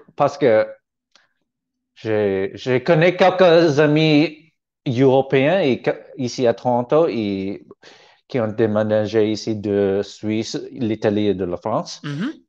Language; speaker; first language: French; non-native, learner; Cantonese